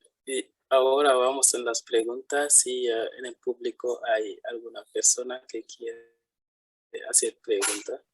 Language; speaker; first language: Spanish; non-native, fluent; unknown